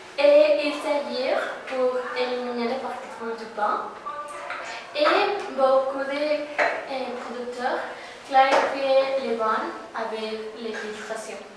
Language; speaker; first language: French; non-native, learner; Spanish